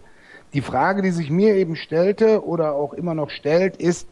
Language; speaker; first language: German; native; German